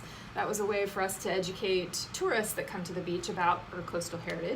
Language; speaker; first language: English; native; English